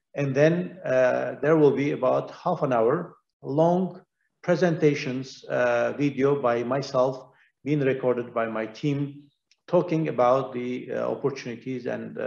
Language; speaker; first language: English; non-native, fluent; Turkish